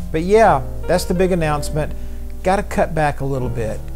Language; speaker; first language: English; native; English